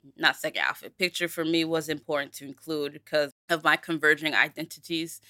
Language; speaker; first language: English; early bilingual, other home language; Yoruba